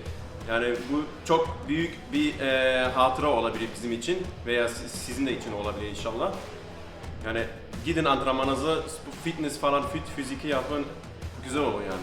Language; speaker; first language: Turkish; early bilingual, heritage; Turkish